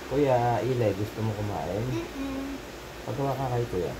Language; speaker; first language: Filipino; native; Filipino